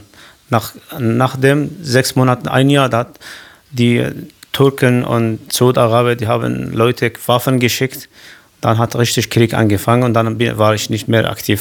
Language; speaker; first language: German; non-native, learner; Kurdish